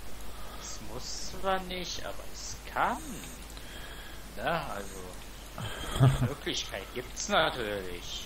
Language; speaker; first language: German; native; German